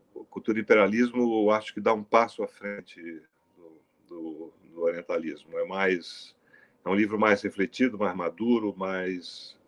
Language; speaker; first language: Portuguese; native; Portuguese